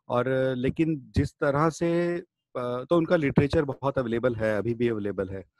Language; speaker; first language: Hindi; native; Hindi